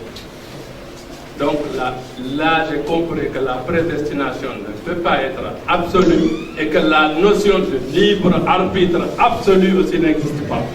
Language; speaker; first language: French; non-native, local second language; Fula